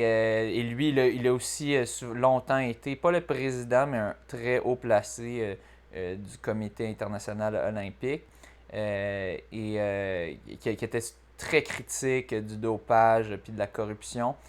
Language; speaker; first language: French; native; French